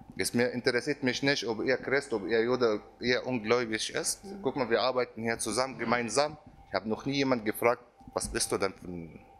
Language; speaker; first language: German; non-native, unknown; Arabic